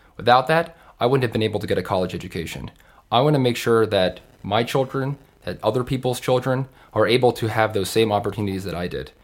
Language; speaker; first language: English; native; English